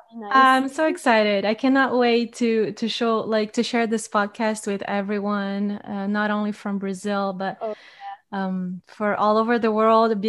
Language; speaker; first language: English; non-native, fluent; Portuguese